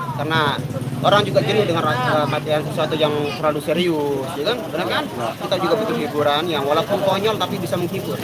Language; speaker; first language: Indonesian; non-native, local second language; Sasak